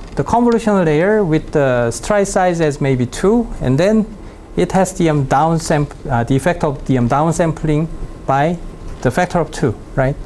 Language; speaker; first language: English; non-native, fluent; Korean